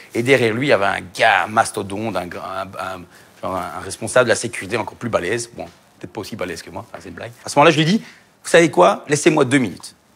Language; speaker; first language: French; native; French